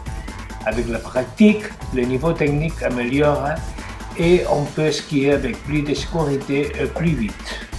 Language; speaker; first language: French; non-native, learner; Spanish